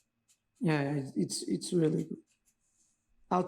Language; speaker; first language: English; non-native, learner; Portuguese